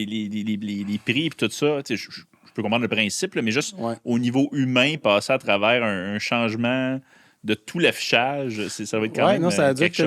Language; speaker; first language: French; native; French